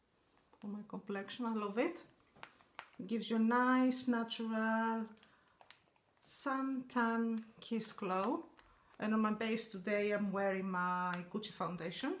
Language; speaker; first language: English; non-native, fluent; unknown